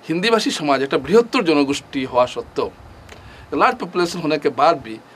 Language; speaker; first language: Hindi; non-native, local second language; Bangla